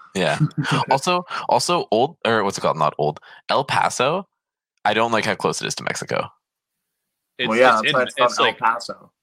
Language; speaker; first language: English; non-native, fluent; Polish